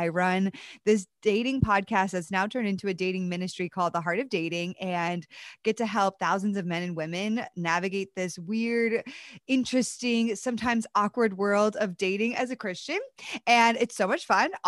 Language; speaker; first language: English; native; English